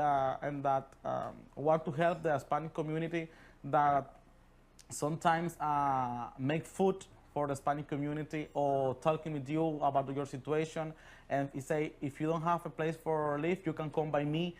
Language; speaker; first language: English; non-native, learner; Spanish